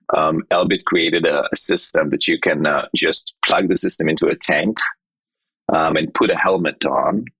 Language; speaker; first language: English; non-native, fluent; Hebrew